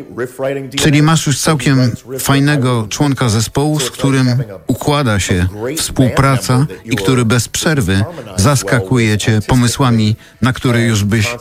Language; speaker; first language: Polish; native; Polish